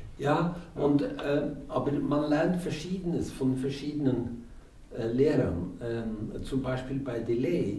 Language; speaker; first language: German; non-native, fluent; Norwegian